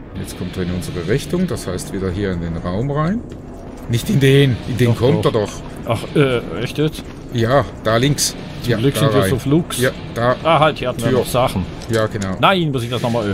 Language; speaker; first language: German; native; German